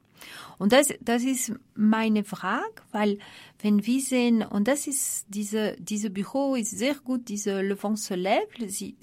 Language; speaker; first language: German; non-native, fluent; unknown